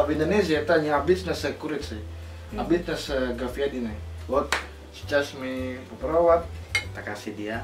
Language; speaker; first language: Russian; non-native, learner; Indonesian